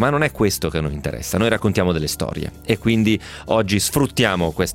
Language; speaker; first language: Italian; native; Italian